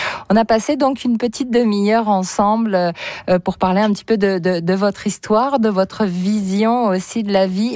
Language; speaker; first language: French; native; French